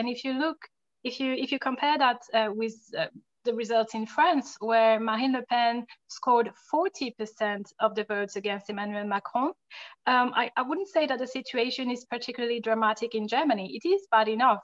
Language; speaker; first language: English; non-native, fluent; French